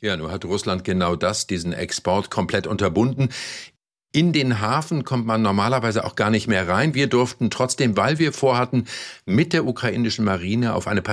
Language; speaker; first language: German; native; German